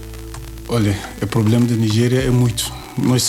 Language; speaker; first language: Portuguese; non-native, learner; Yoruba